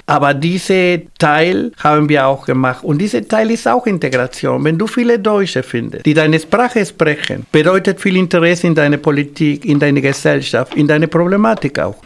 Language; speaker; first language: German; non-native, fluent; Spanish